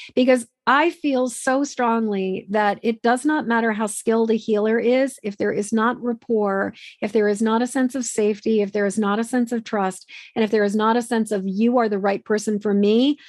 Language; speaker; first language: English; native; English